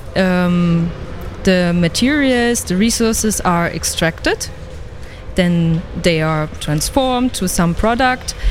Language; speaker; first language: English; non-native, fluent; German